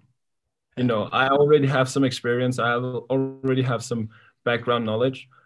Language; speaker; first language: English; non-native, fluent; Kalaallisut